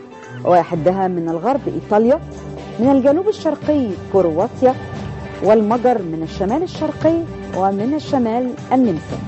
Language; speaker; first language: Arabic; native; Arabic